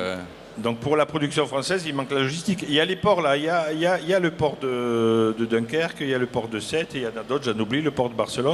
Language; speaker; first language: French; native; French